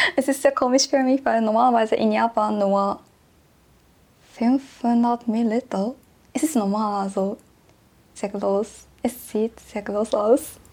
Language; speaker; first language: German; non-native, learner; Japanese